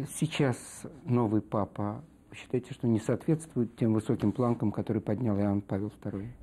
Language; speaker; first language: Russian; native; Russian